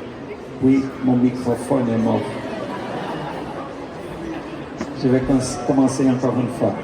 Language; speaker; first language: French; non-native, fluent; Portuguese